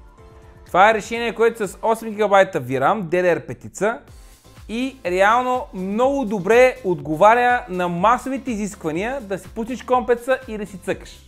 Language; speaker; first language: Bulgarian; native; Bulgarian